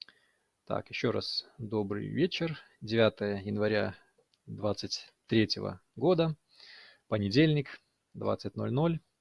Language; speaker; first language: Russian; native; Russian